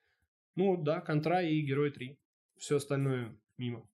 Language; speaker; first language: Russian; native; Russian